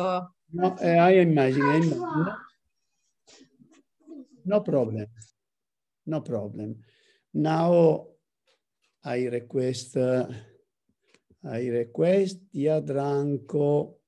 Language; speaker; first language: English; non-native, learner; Italian